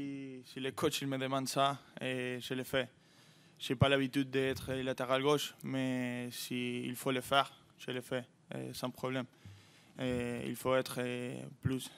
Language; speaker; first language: French; non-native, fluent; Spanish